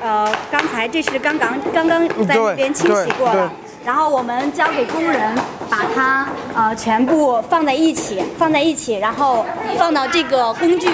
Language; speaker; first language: Chinese; native; Chinese